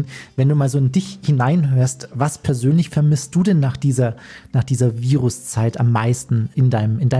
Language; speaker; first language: German; native; German